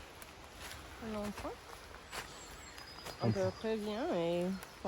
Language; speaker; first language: French; non-native, learner; English